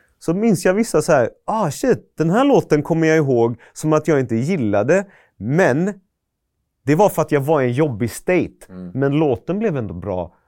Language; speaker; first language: Swedish; early bilingual, other home language; Persian